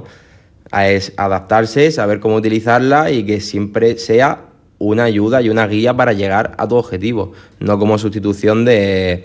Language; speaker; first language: Spanish; native; Spanish